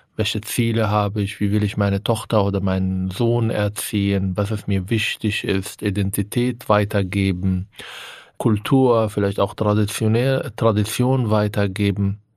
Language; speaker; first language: German; non-native, fluent; Arabic